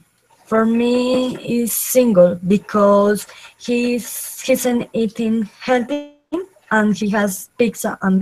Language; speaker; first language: English; non-native, learner; Spanish